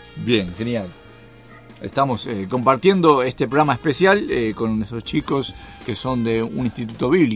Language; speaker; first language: Spanish; native; Spanish